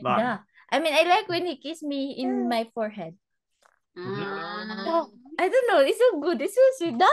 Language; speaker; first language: English; non-native, learner; Cebuano